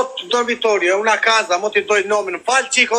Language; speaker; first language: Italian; non-native, fluent; Albanian